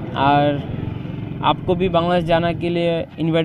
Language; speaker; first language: Hindi; non-native, learner; Bangla